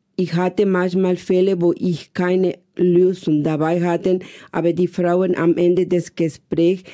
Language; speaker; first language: German; non-native, fluent; Spanish